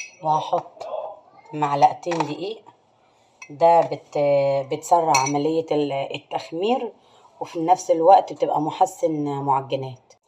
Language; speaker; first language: Arabic; native; Arabic